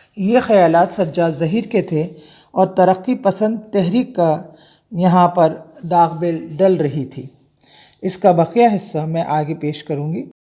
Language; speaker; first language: Urdu; native; Urdu